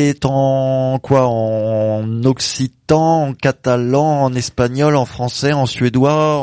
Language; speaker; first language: French; native; French